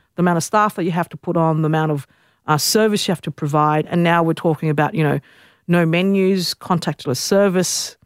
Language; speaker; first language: English; native; English